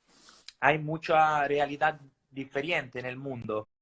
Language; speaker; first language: Spanish; non-native, fluent; Italian